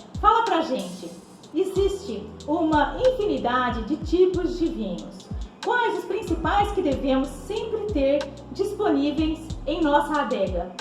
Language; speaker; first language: Portuguese; native; Portuguese